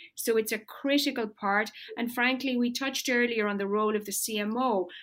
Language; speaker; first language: English; native; English